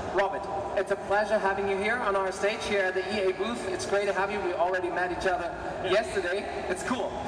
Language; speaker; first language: English; non-native, fluent; German